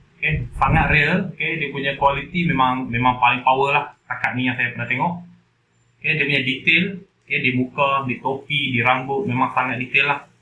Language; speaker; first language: Malay; native; Malay